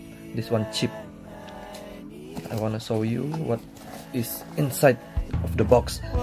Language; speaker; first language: English; non-native, learner; Indonesian